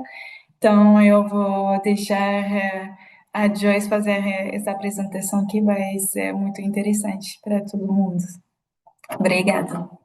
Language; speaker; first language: Portuguese; non-native, fluent; French